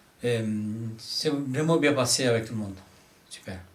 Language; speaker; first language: French; non-native, learner; Bangla